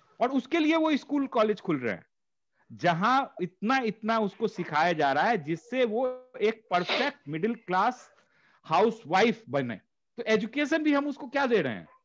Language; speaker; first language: Hindi; native; Hindi